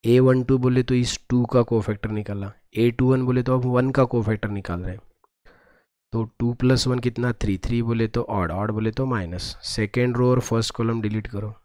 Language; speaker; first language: Hindi; non-native, local second language; Marathi